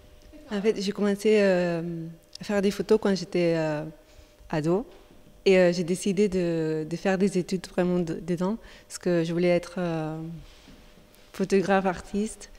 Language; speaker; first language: French; non-native, fluent; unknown